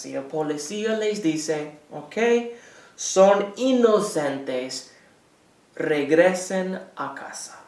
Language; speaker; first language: Spanish; non-native, fluent; English